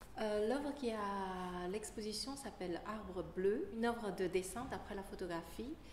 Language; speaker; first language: French; non-native, fluent; Chinese